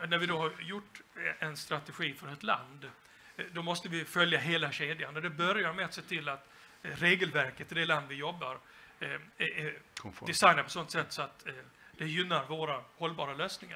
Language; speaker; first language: Swedish; native; Swedish